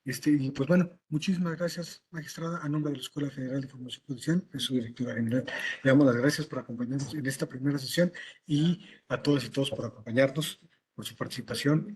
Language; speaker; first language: Spanish; native; Spanish